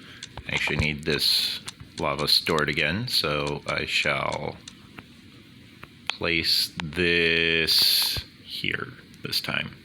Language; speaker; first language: English; native; English